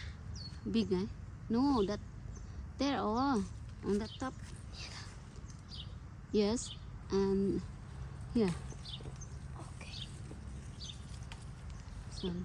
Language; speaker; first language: English; non-native, learner; Filipino